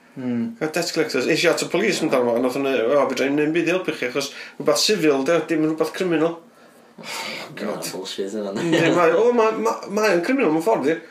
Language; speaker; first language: Welsh; native; Welsh